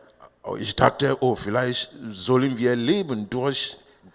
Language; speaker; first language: German; non-native, learner; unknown